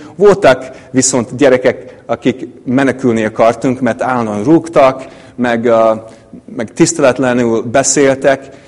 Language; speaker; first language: Hungarian; non-native, fluent; English